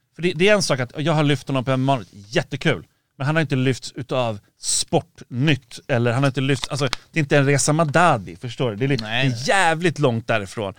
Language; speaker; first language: Swedish; native; Swedish